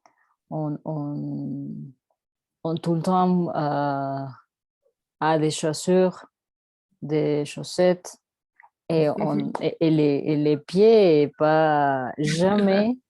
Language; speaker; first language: French; non-native, learner; Spanish